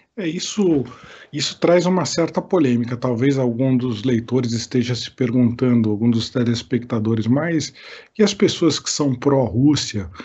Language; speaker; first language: Portuguese; native; Portuguese